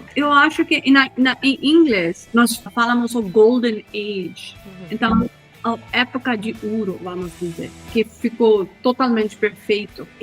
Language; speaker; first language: Portuguese; non-native, fluent; Hindi